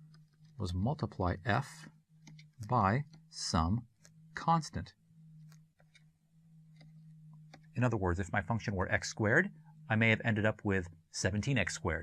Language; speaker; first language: English; native; English